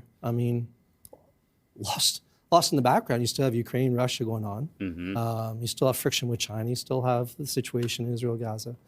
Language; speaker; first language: English; native; English